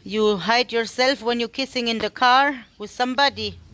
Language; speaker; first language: English; non-native, learner; German